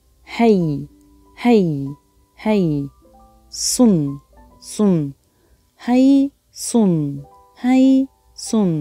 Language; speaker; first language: Korean; non-native, learner; Arabic